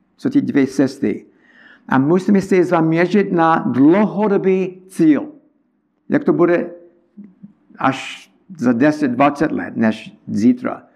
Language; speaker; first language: Czech; non-native, learner; English